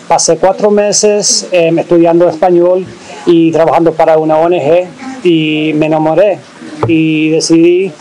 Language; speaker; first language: Spanish; non-native, fluent; English